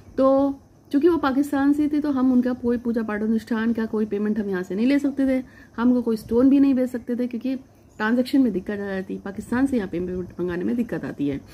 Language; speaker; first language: Hindi; native; Hindi